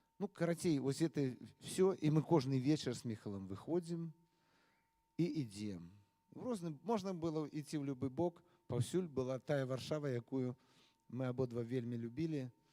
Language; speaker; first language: Belarusian; non-native, local second language; Russian